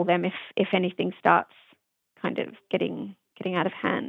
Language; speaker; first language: English; native; English